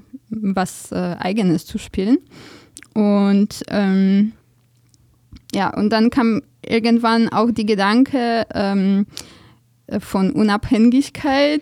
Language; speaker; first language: German; non-native, fluent; Polish